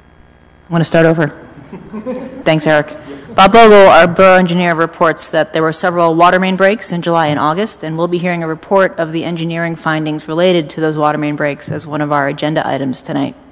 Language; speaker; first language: English; native; English